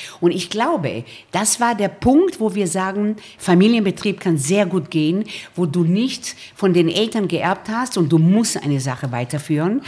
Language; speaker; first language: German; early bilingual, other home language; Romanian